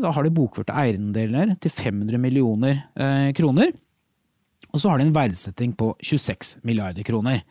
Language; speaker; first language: Norwegian; native; Norwegian